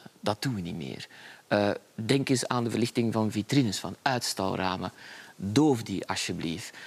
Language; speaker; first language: Dutch; native; Dutch